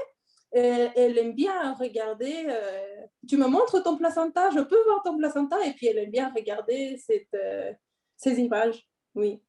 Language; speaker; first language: French; non-native, fluent; Spanish